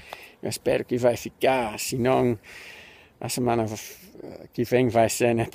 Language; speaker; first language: Portuguese; non-native, learner; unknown